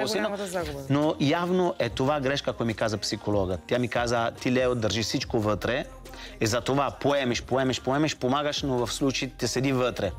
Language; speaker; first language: Bulgarian; non-native, fluent; Italian